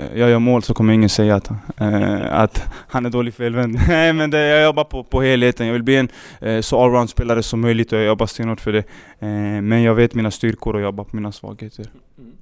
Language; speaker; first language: Swedish; early bilingual, other home language; Serbian